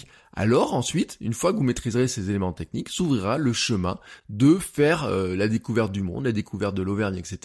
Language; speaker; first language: French; native; French